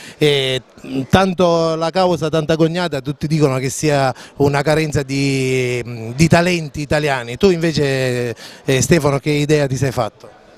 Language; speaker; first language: Italian; native; Italian